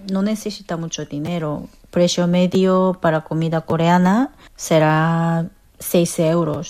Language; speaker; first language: Spanish; non-native, learner; Korean